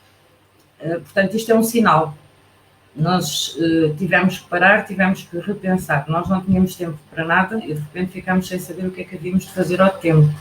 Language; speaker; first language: Portuguese; native; Portuguese